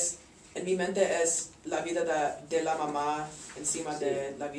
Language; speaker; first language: Spanish; non-native, learner; English